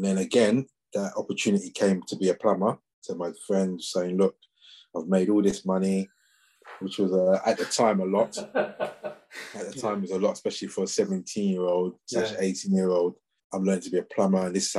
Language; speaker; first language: English; native; English